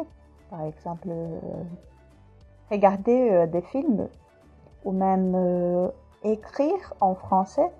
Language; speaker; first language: French; non-native, fluent; Portuguese